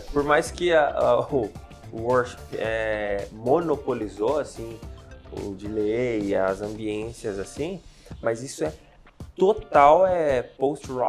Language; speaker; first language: Portuguese; native; Portuguese